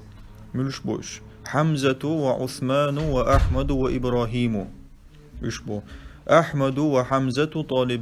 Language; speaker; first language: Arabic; non-native, fluent; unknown